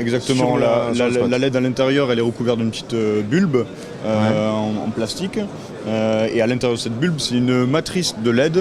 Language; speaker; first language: French; native; French